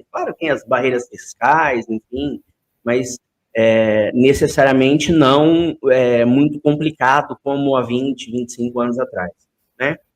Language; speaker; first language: Portuguese; native; Portuguese